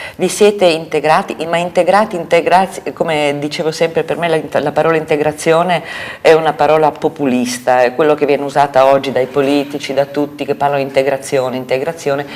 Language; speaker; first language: Italian; native; Italian